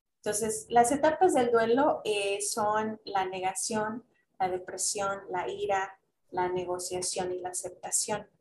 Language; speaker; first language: Spanish; native; Spanish